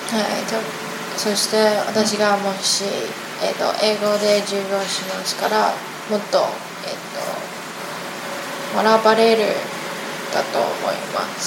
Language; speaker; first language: Japanese; non-native, learner; Chinese